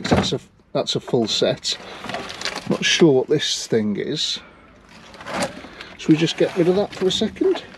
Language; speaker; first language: English; native; English